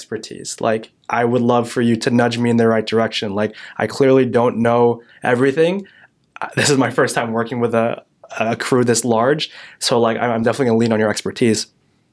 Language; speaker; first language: English; native; English